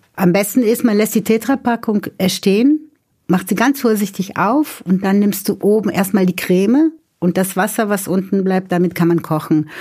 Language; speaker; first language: German; native; German